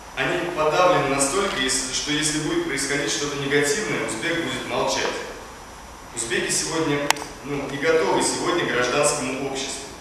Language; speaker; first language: Russian; native; Russian